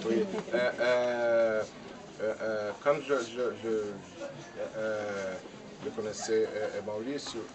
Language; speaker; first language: French; non-native, learner; Portuguese